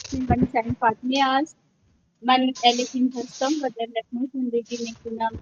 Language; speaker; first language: Persian; non-native, learner; Urdu